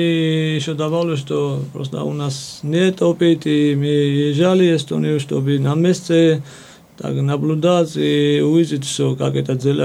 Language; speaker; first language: Russian; non-native, fluent; Georgian